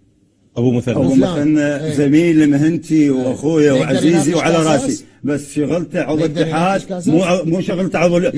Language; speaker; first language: Arabic; native; Arabic